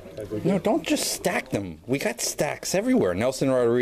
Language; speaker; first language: English; native; English